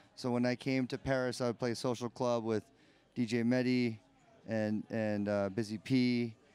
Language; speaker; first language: English; native; English